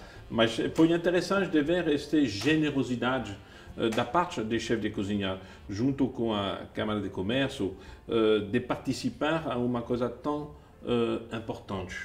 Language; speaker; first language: Portuguese; non-native, fluent; French